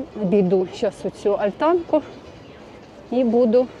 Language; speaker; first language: Ukrainian; non-native, local second language; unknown